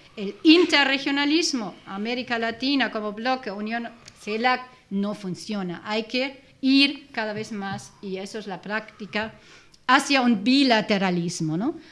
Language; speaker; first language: Spanish; non-native, fluent; German